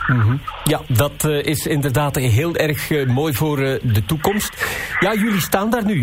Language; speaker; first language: Dutch; native; Dutch